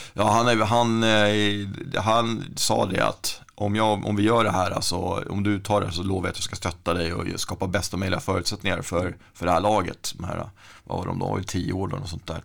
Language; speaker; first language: Swedish; native; Swedish